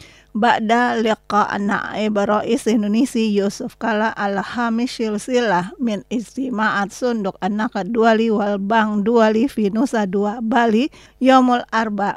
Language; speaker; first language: Arabic; non-native, fluent; Indonesian